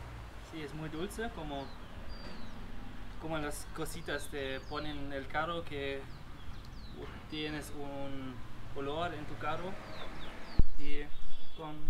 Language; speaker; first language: Spanish; non-native, learner; German